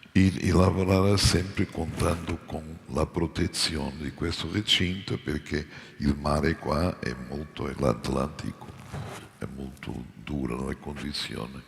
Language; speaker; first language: Italian; non-native, fluent; Portuguese